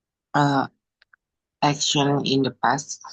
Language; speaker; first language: English; non-native, learner; Indonesian